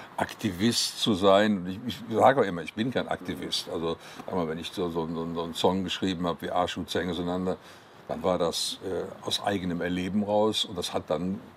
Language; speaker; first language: German; native; German